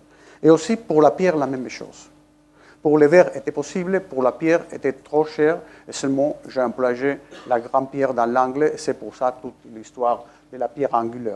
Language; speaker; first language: French; non-native, fluent; Spanish